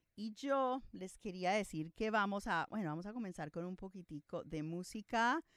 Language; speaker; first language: Spanish; early bilingual, other home language; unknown